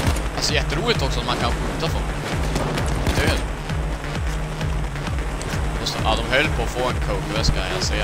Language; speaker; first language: Swedish; native; Swedish